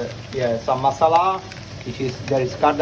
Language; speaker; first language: English; non-native, fluent; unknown